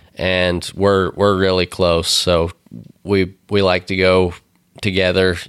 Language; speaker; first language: English; native; English